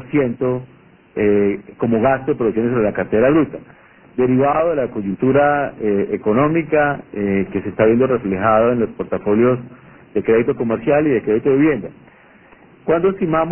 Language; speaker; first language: Spanish; native; Spanish